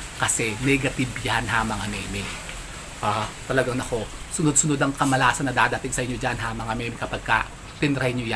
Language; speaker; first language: Filipino; native; Filipino